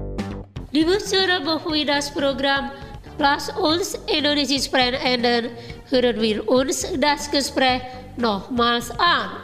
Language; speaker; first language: German; non-native, fluent; Indonesian